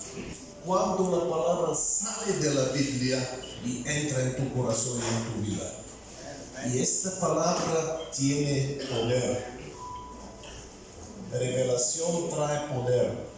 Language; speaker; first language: Spanish; non-native, fluent; Bulgarian